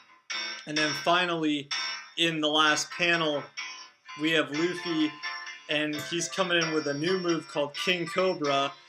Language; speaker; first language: English; native; English